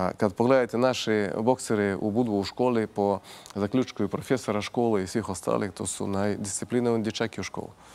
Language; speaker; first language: Croatian; non-native, fluent; Russian